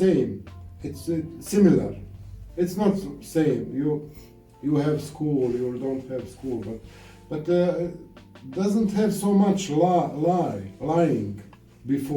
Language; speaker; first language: English; non-native, learner; Arabic